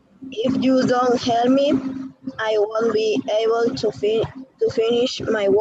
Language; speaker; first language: English; non-native, learner; Spanish